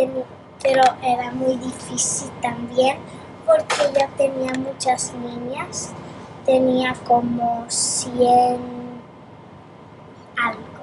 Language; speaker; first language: Spanish; early bilingual, heritage; Spanish